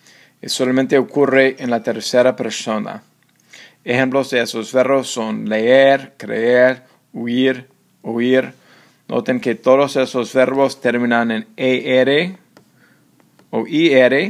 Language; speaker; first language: Spanish; non-native, fluent; English